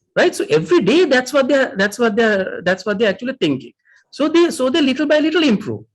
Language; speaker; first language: English; non-native, local second language; Sinhala